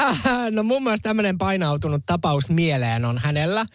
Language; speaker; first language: Finnish; native; Finnish